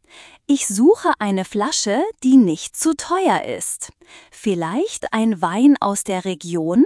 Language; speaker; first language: German; non-native, fluent; Turkish